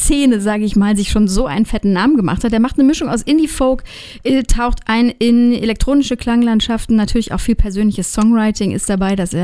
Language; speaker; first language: German; native; German